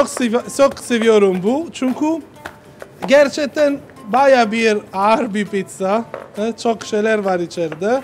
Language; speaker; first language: Turkish; non-native, learner; Italian